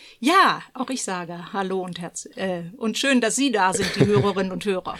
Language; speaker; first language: German; native; German